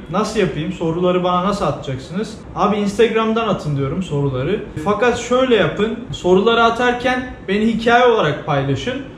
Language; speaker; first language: Turkish; native; Turkish